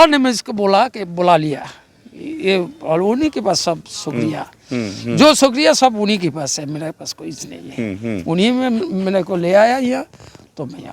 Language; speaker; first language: Hindi; non-native, local second language; Bangla